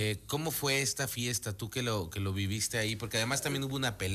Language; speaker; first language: Spanish; native; Spanish